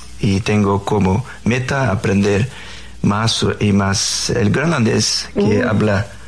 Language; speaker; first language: Spanish; non-native, fluent; Faroese